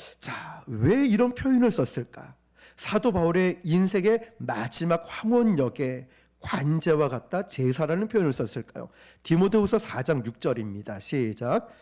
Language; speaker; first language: Korean; native; Korean